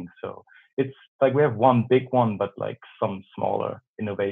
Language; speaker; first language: English; non-native, fluent; German